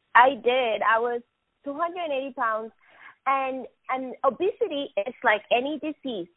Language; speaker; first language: English; non-native, fluent; Spanish